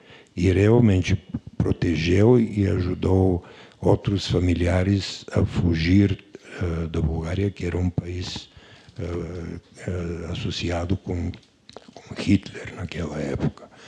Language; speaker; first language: Portuguese; non-native, fluent; Bulgarian